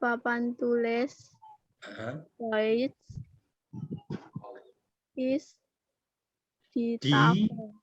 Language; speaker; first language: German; non-native, learner; Indonesian